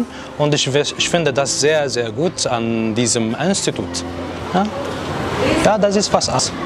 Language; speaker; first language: German; non-native, fluent; Arabic